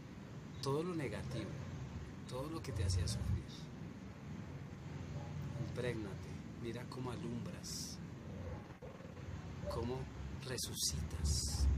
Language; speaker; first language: Spanish; native; Spanish